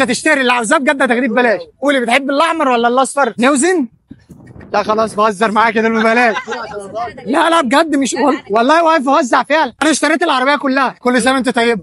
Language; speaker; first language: Arabic; native; Arabic